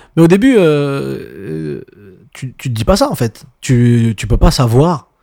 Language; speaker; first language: French; native; French